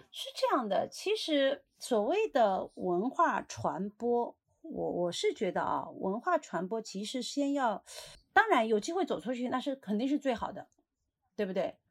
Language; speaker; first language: Chinese; native; Chinese